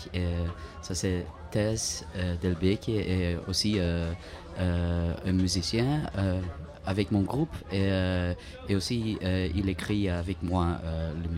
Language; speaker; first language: French; non-native, learner; Dutch